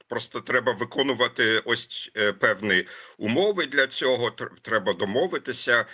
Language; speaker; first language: Ukrainian; non-native, fluent; German